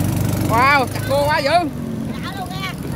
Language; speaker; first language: Vietnamese; native; Vietnamese